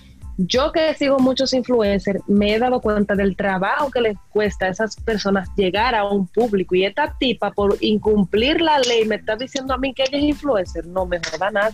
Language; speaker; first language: Spanish; native; Spanish